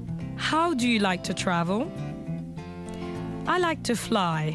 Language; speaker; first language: English; non-native, fluent; French